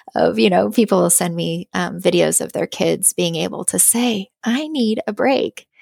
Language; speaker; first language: English; native; English